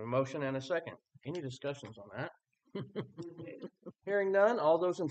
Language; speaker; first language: English; native; English